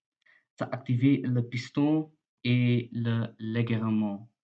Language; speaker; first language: French; non-native, local second language; Dutch